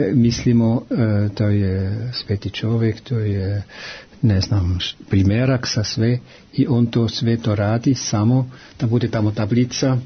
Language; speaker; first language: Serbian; non-native, fluent; German